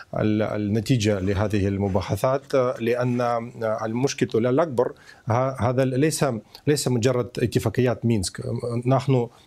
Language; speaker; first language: Arabic; non-native, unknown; Ukrainian